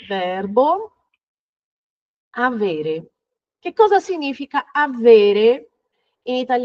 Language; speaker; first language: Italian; non-native, fluent; Portuguese